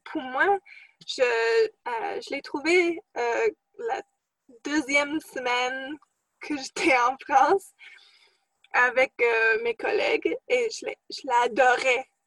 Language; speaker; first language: French; non-native, fluent; English